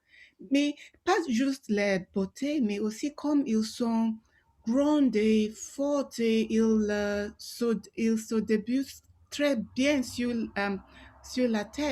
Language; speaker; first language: French; non-native, local second language; Yoruba